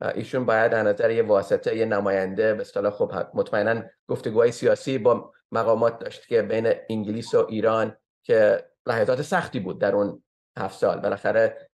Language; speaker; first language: Persian; early bilingual, heritage; Persian